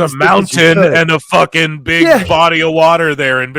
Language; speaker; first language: English; native; English